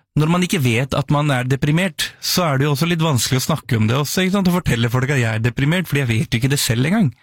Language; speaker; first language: Norwegian; early bilingual, other home language; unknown